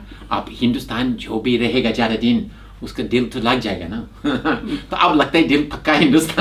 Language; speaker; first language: Hindi; non-native, fluent; English